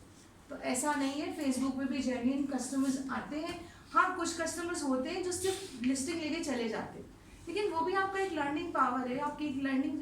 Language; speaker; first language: Urdu; non-native, local second language; Gujarati